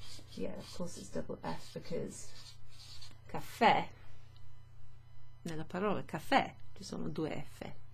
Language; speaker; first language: Italian; non-native, fluent; English